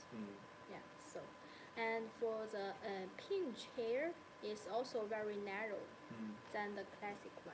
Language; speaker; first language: English; non-native, learner; Chinese